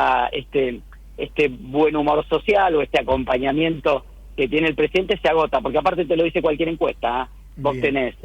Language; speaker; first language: Spanish; native; Spanish